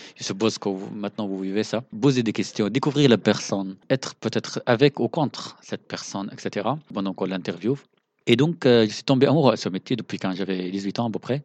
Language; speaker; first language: French; non-native, fluent; Arabic